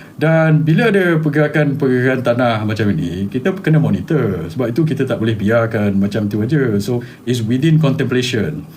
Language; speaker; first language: Malay; native; Malay